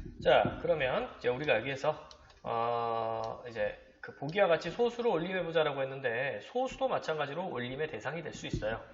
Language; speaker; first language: Korean; native; Korean